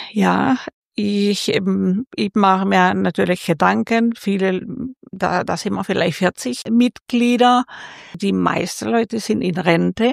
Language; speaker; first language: German; non-native, fluent; Spanish